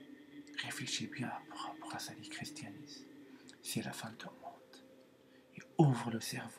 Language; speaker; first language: French; non-native, learner; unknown